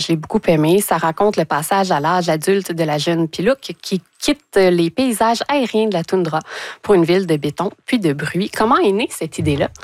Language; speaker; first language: French; native; French